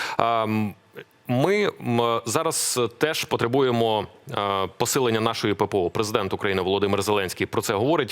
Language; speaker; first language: Ukrainian; native; Ukrainian